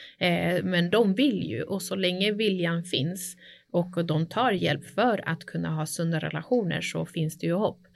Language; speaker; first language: Swedish; early bilingual, other home language; Spanish